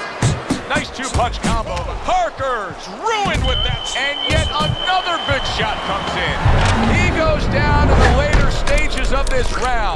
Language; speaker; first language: English; native; English